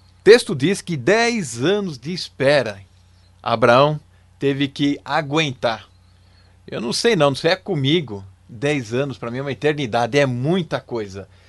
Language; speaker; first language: Portuguese; native; Portuguese